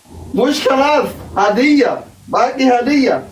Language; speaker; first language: Arabic; non-native, learner; Oromo